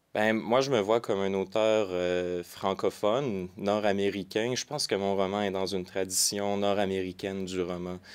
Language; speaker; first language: French; native; French